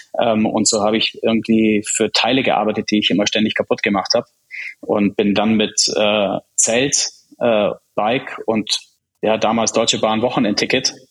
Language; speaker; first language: German; early bilingual, other home language; Czech